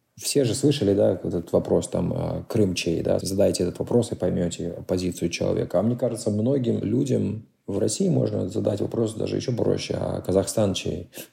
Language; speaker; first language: Russian; native; Russian